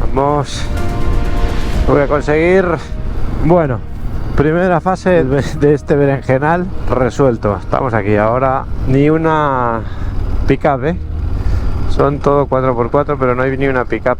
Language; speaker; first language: Spanish; native; Spanish